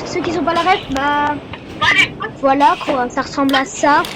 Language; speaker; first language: French; native; French